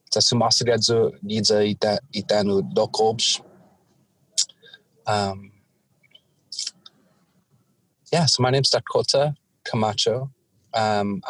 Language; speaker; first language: English; native; English